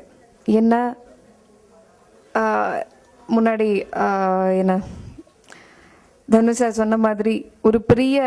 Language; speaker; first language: Tamil; non-native, fluent; Malayalam